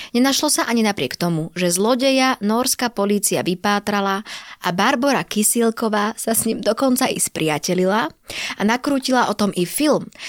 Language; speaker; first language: Slovak; native; Slovak